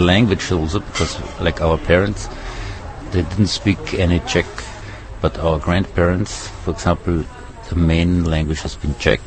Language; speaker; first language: English; non-native, fluent; German